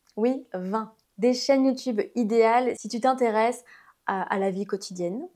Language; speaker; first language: French; native; French